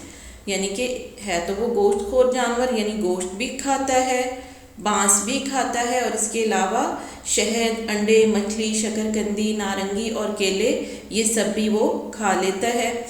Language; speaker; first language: Urdu; native; Urdu